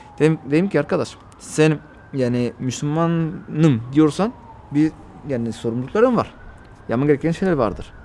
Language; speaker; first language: Turkish; non-native, fluent; Spanish